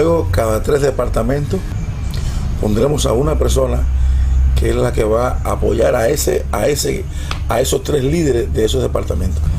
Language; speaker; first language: Spanish; native; Spanish